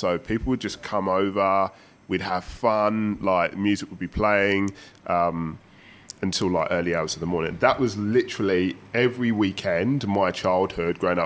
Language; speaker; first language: English; native; English